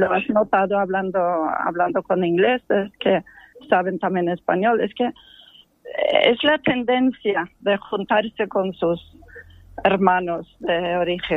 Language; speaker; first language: Spanish; non-native, fluent; Norwegian